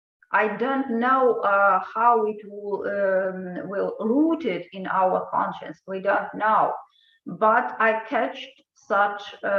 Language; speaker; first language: English; non-native, fluent; Ukrainian